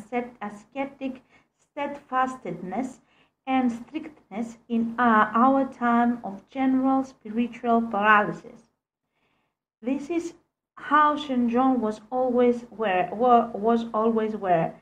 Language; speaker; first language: English; non-native, fluent; Greek